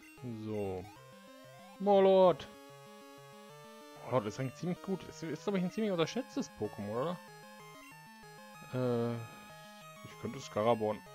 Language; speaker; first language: German; native; German